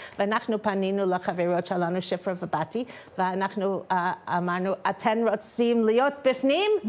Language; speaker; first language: Hebrew; non-native, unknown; English